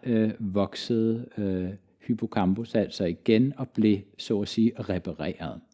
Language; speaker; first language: Danish; native; Danish